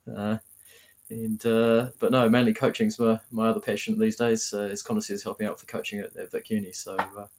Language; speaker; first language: English; native; English